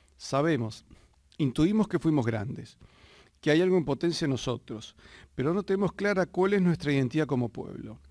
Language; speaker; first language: Spanish; native; Spanish